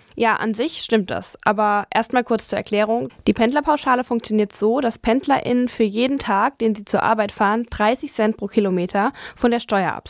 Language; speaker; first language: German; native; German